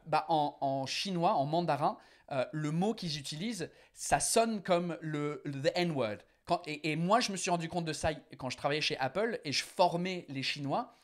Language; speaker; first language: French; non-native, fluent; English